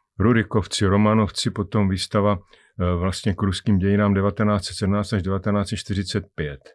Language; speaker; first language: Czech; native; Czech